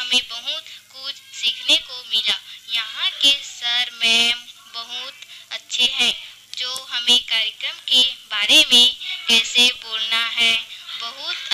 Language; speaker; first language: Hindi; native; Hindi